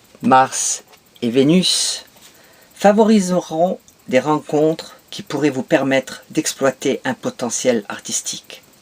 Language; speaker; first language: French; native; French